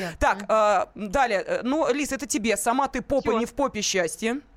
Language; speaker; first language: Russian; native; Russian